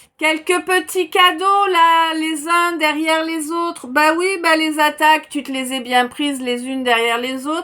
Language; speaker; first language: French; native; French